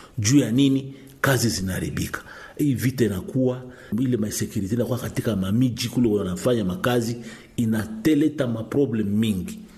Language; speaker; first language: Swahili; non-native, local second language; Nande